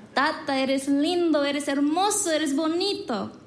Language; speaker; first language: Spanish; early bilingual, heritage; Spanish